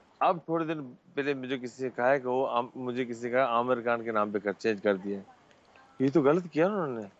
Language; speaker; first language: Urdu; non-native, local second language; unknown